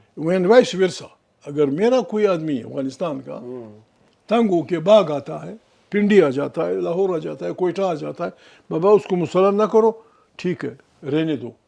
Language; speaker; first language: Urdu; non-native, local second language; Pashto